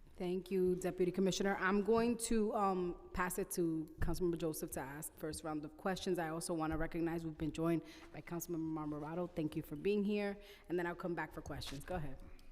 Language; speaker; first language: English; non-native, fluent; Spanish